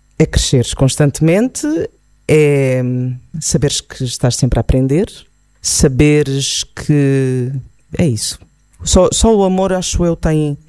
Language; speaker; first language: Portuguese; native; Portuguese